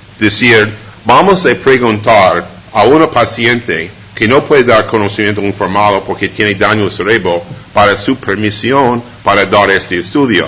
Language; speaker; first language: Spanish; non-native, fluent; English